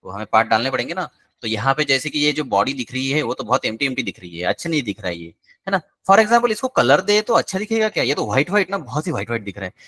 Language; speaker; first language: Hindi; non-native, local second language; Marathi